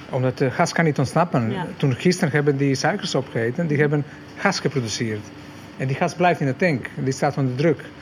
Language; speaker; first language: Dutch; non-native, fluent; Croatian